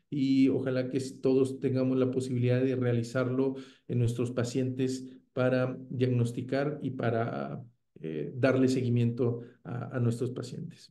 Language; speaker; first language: Spanish; native; Spanish